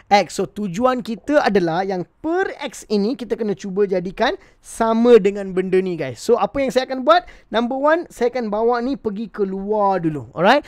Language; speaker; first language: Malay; non-native, local second language; Tamil